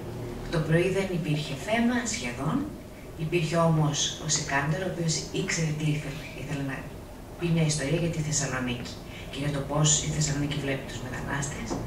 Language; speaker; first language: Greek; native; Greek